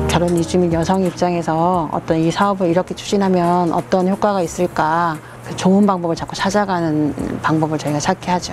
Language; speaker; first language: Korean; non-native, fluent; Khmer